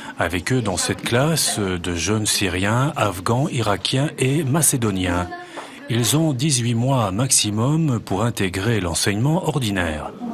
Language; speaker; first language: French; native; French